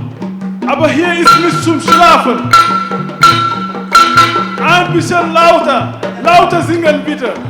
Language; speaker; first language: German; non-native, fluent; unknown